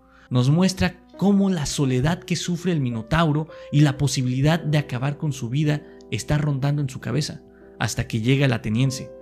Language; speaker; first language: Spanish; native; Spanish